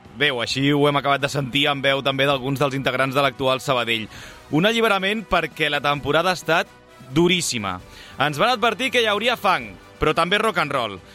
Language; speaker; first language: Catalan; native; Catalan